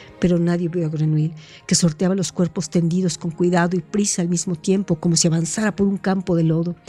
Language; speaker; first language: Spanish; native; Spanish